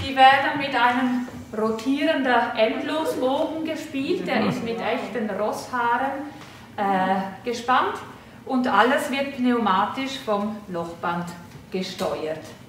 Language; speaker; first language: German; native; German